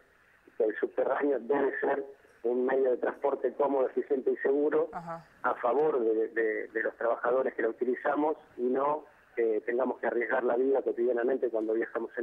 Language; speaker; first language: Spanish; native; Spanish